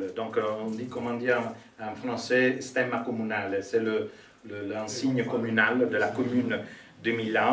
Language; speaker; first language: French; non-native, fluent; Italian